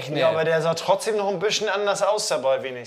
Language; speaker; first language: German; native; German